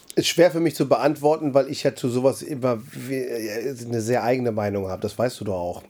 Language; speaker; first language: German; native; German